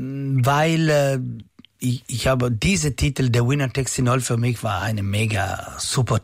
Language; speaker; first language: German; non-native, learner; Italian